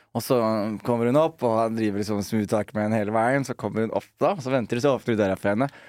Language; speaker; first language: Norwegian; early bilingual, other home language; Somali